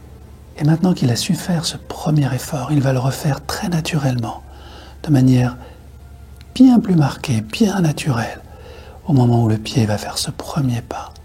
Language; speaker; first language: French; native; French